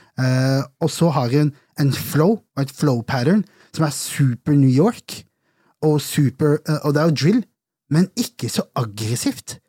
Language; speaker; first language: Norwegian; early bilingual, other home language; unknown